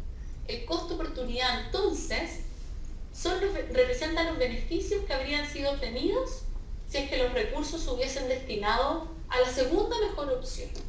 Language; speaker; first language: Spanish; native; Spanish